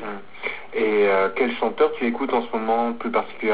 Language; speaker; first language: French; native; French